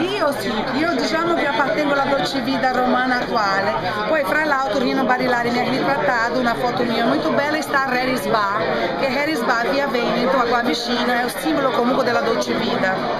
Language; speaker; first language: Italian; non-native, fluent; Portuguese